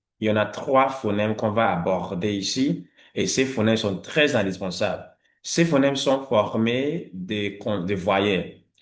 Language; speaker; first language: French; non-native, fluent; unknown